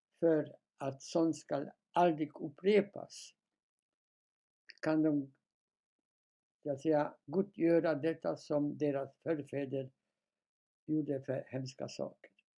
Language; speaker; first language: Swedish; non-native, fluent; Polish